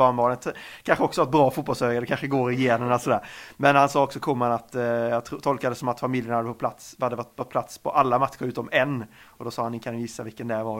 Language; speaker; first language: Swedish; native; Swedish